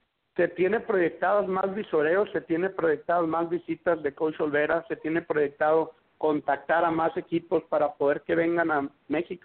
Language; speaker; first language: Spanish; native; Spanish